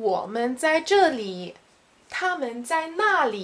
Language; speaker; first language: Chinese; non-native, learner; English